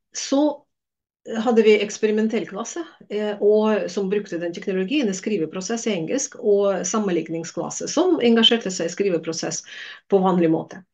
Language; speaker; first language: Norwegian; non-native, fluent; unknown